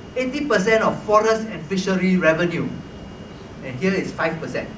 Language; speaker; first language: English; non-native, local second language; Malay